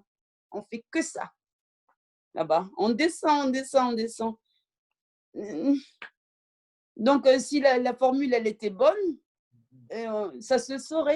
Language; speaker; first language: French; early bilingual, other home language; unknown